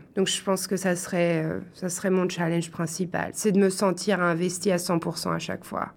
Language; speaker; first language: French; native; French